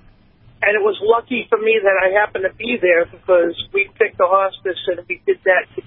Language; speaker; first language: English; native; English